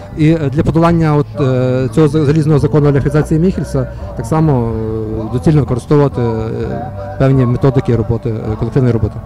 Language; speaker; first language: Ukrainian; native; Ukrainian